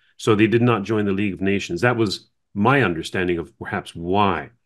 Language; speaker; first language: English; native; English